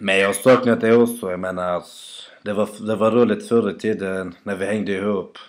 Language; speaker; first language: Swedish; native; Swedish